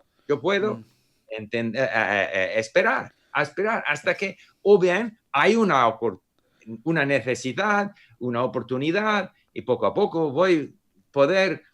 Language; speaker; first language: Spanish; non-native, fluent; English